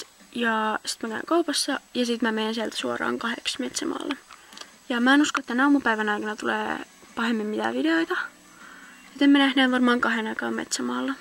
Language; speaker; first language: Finnish; native; Finnish